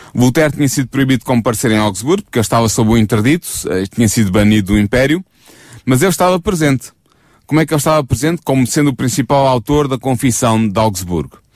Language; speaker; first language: Portuguese; native; Portuguese